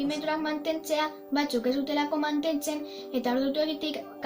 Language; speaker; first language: Basque; non-native, local second language; Spanish